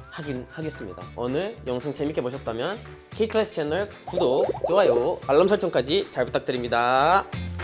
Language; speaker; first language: Korean; non-native, fluent; Portuguese